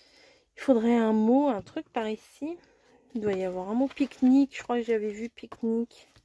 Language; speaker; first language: French; native; French